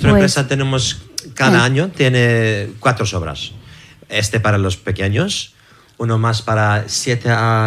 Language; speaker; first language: Spanish; non-native, learner; English